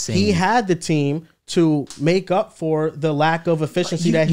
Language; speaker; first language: English; native; English